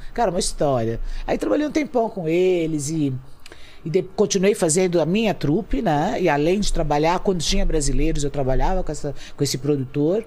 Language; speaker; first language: Portuguese; native; Portuguese